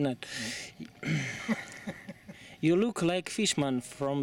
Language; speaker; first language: English; non-native, learner; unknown